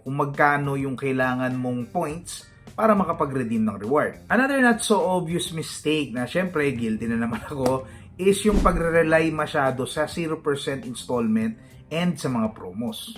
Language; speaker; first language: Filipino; native; Filipino